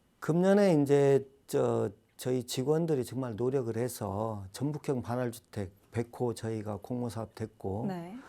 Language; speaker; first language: Korean; native; Korean